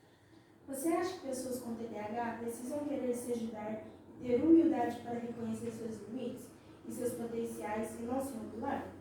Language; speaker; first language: Portuguese; native; Portuguese